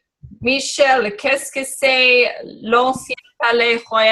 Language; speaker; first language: French; non-native, learner; English